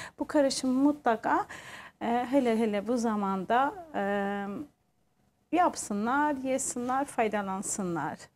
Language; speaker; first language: Turkish; non-native, fluent; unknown